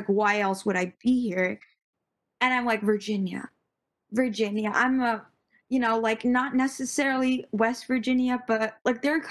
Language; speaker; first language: English; early bilingual, other home language; Tamil